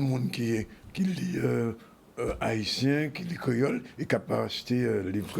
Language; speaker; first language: French; native; French